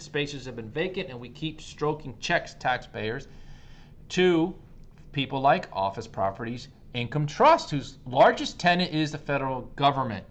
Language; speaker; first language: English; native; English